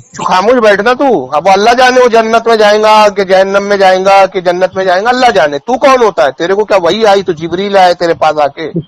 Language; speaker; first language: Urdu; native; Urdu